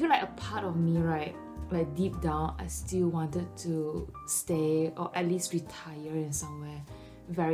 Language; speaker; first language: English; non-native, local second language; Chinese